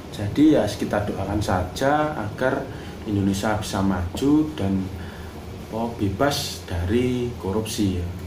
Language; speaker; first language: Indonesian; non-native, local second language; Javanese